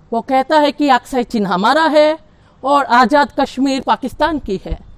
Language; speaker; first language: Hindi; non-native, local second language; Telugu